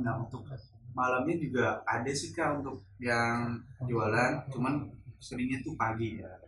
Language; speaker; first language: Indonesian; non-native, local second language; Javanese